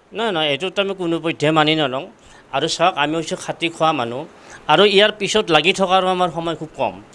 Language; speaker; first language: Assamese; native; Assamese